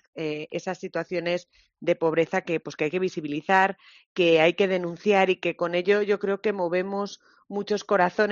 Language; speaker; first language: Spanish; native; Spanish